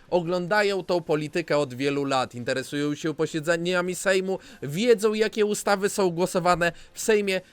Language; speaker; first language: Polish; native; Polish